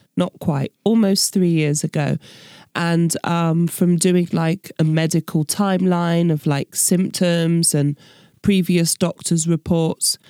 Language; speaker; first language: English; native; English